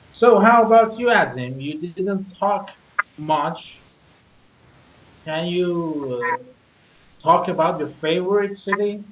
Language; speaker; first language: English; non-native, learner; Persian